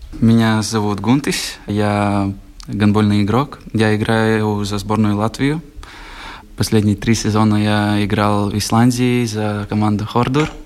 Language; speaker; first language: Russian; non-native, local second language; Latvian